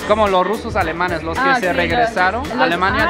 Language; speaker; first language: Spanish; non-native, fluent; German